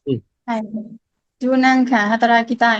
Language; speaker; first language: Japanese; non-native, learner; Burmese